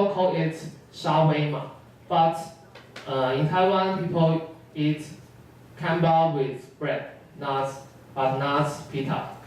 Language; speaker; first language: English; non-native, learner; Chinese